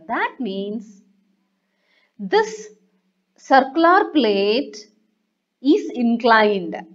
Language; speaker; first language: English; non-native, local second language; Malayalam